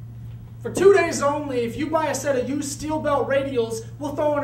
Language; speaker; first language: English; native; English